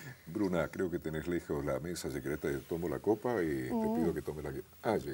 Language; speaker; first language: Spanish; native; Spanish